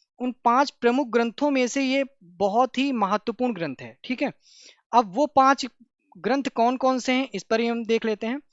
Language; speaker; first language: Hindi; native; Hindi